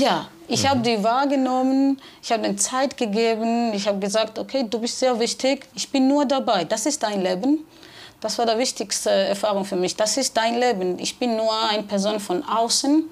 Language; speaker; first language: German; non-native, fluent; Georgian